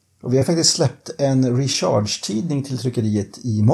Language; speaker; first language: Swedish; native; Swedish